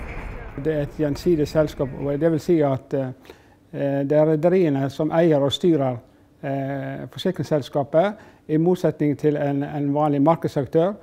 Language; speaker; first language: Norwegian; native; Norwegian